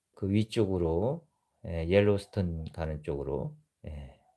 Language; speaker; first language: Korean; native; Korean